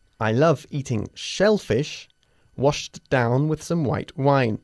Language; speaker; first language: English; native; English